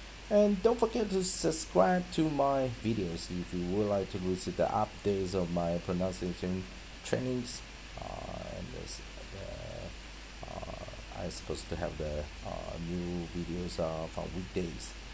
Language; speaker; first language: English; non-native, fluent; Chinese